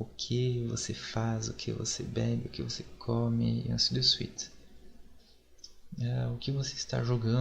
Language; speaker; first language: Portuguese; non-native, fluent; French